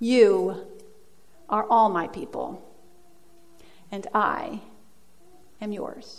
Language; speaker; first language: English; early bilingual, other home language; Dutch